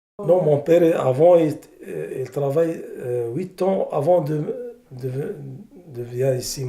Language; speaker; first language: French; non-native, learner; Arabic